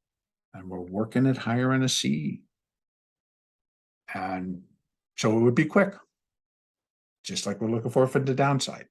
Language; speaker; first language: English; native; English